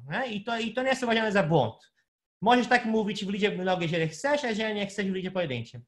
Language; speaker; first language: Polish; non-native, fluent; Portuguese